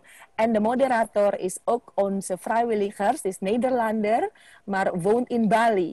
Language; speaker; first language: Dutch; non-native, learner; Indonesian